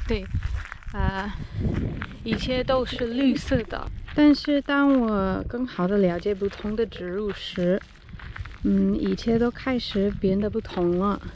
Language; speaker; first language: Chinese; non-native, fluent; English